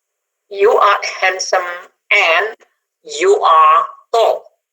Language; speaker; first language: English; non-native, fluent; Indonesian